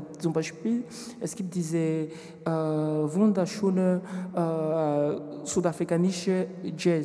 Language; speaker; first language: German; non-native, learner; French